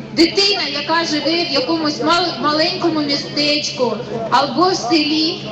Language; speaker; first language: Ukrainian; non-native, local second language; Russian